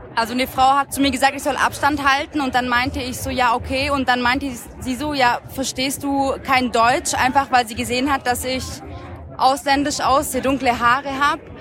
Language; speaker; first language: German; native; German